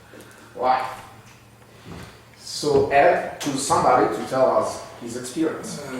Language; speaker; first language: English; non-native, fluent; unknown